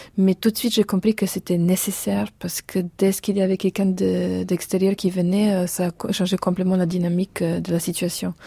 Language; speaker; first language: French; non-native, fluent; Serbian